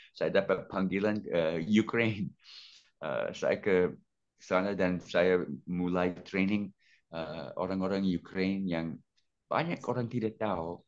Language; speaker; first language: Indonesian; non-native, fluent; English